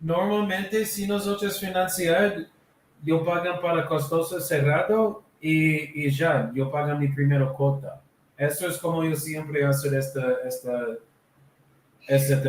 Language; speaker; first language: Spanish; non-native, learner; English